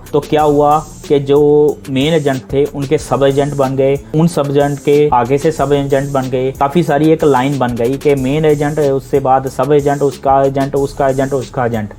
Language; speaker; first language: Hindi; non-native, local second language; Punjabi